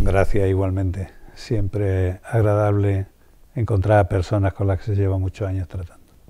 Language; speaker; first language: Spanish; native; Spanish